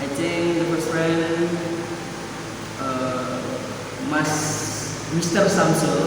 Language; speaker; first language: English; non-native, learner; Indonesian